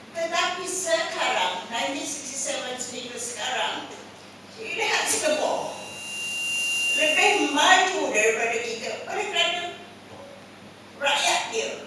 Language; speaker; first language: Malay; native; Malay